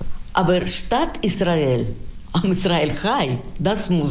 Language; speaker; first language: German; non-native, fluent; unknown